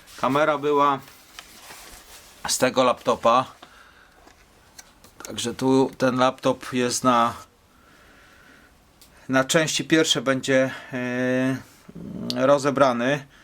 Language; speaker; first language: Polish; native; Polish